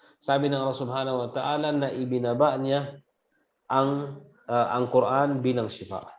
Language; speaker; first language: Filipino; non-native, local second language; Cebuano